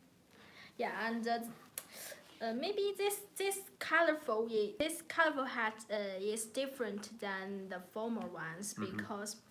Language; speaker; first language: English; non-native, learner; Chinese